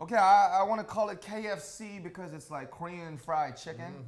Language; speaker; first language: English; non-native, fluent; Korean